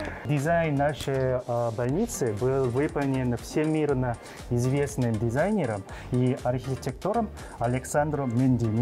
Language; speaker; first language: Russian; non-native, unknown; Korean